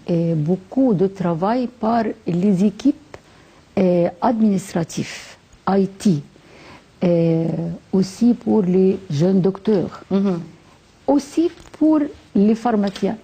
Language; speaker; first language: French; non-native, fluent; Arabic